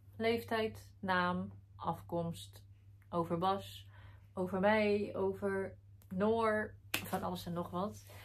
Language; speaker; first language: Dutch; early bilingual, other home language; Arabic